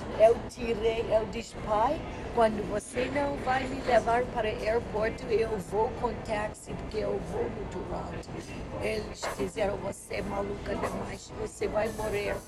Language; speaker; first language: Portuguese; non-native, learner; English